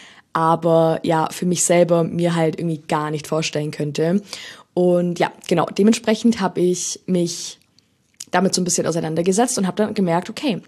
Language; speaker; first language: German; native; German